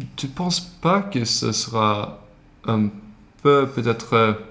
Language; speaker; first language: French; non-native, learner; Swedish